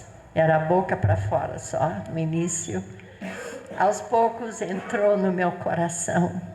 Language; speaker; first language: Portuguese; non-native, fluent; English